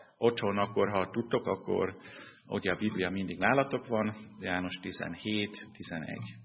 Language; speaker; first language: Hungarian; non-native, fluent; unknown